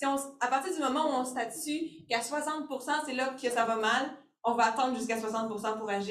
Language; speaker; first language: French; native; French